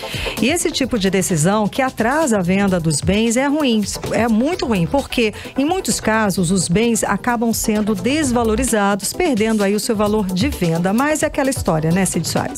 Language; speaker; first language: Portuguese; native; Portuguese